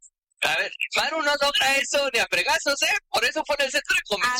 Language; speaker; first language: Spanish; native; Spanish